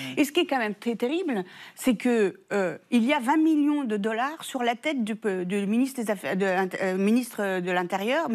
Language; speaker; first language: French; early bilingual, other home language; Persian